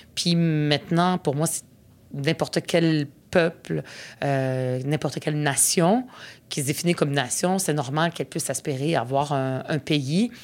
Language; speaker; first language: French; early bilingual, other home language; Arabic